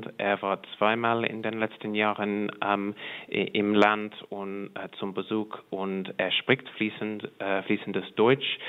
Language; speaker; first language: German; non-native, fluent; English